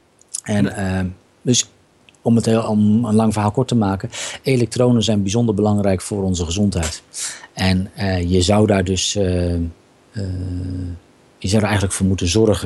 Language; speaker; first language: Dutch; native; Dutch